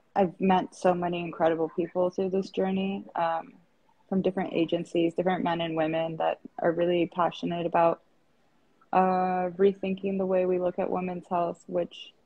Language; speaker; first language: English; non-native, fluent; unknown